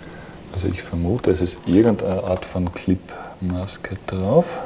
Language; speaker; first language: German; native; German